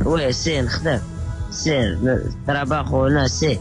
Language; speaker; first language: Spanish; non-native, learner; Arabic